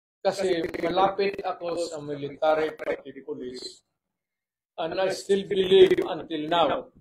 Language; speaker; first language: Filipino; non-native, local second language; Cebuano